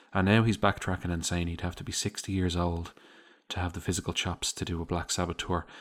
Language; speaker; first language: English; native; English